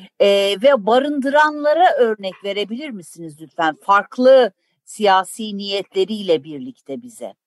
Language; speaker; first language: Turkish; native; Turkish